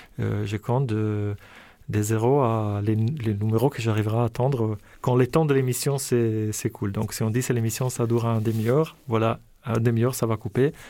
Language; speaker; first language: French; non-native, fluent; Italian